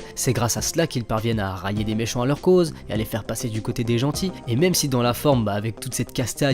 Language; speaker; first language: French; native; French